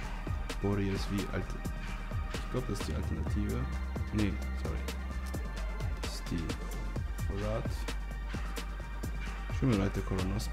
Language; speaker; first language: German; native; German